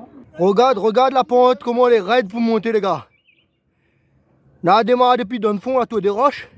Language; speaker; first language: French; non-native, local second language; Réunion Creole French